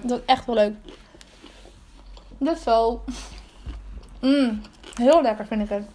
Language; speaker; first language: Dutch; native; Dutch